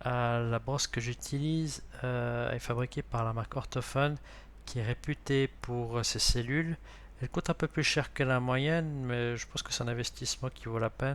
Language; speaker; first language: French; native; French